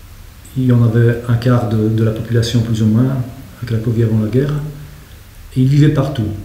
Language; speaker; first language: French; non-native, fluent; Polish